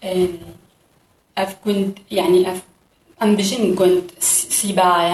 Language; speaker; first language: German; non-native, learner; Kurdish